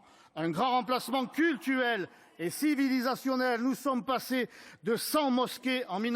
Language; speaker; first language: French; native; French